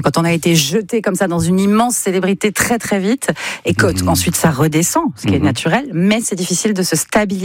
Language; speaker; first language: French; native; French